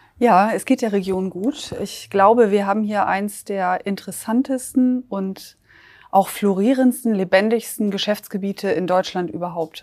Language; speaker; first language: German; native; German